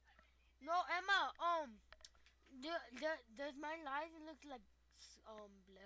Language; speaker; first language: English; native; English